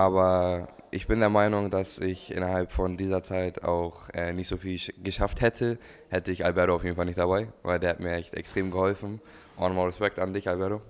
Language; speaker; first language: German; native; German